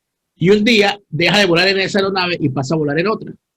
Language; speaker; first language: Spanish; native; Spanish